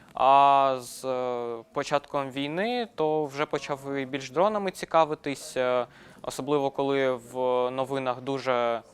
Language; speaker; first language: Ukrainian; native; Ukrainian